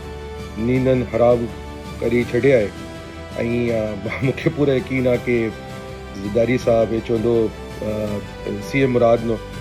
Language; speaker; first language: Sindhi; non-native, local second language; Urdu